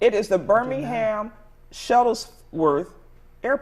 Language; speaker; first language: English; native; English